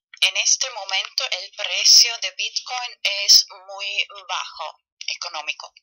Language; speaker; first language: Spanish; non-native, fluent; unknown